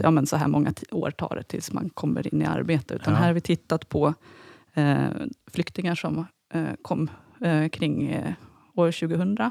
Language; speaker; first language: Swedish; native; Swedish